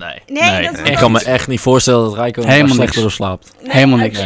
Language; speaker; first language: Dutch; native; Dutch